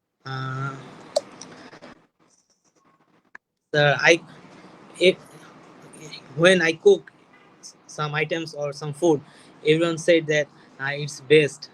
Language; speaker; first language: English; non-native, learner; Bangla